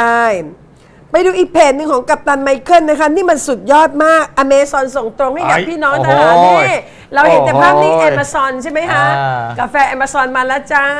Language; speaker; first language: Thai; native; Thai